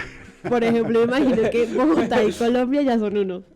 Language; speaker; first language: Spanish; native; Spanish